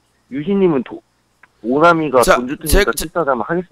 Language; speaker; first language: Korean; native; Korean